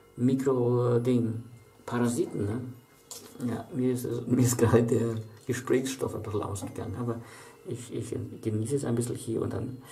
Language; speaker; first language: German; native; German